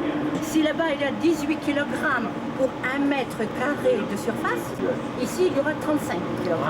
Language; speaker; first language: French; non-native, fluent; Ukrainian